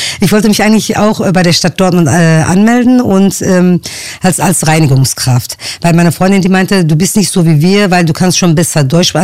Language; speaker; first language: German; early bilingual, other home language; Turkish